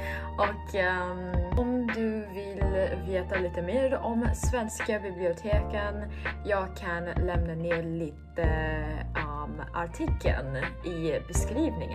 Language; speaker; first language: Swedish; non-native, learner; English